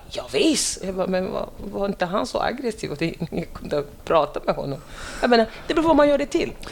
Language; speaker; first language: Swedish; non-native, fluent; French